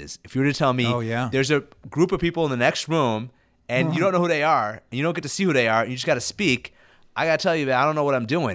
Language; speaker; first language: English; early bilingual, other home language; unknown